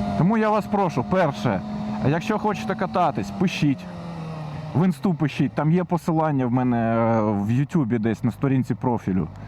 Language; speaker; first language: Ukrainian; non-native, local second language; Russian